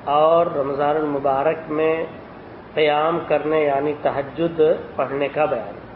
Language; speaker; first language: Urdu; native; Urdu